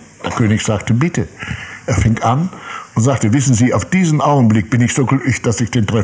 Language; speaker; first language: German; native; German